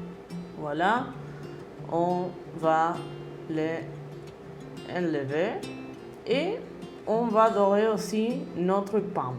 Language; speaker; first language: French; non-native, fluent; Spanish